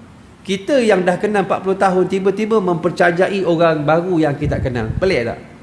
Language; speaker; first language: Malay; native; Malay